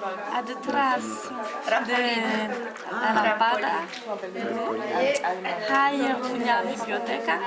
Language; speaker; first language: Spanish; non-native, learner; French